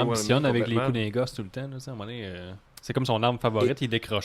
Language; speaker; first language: French; native; French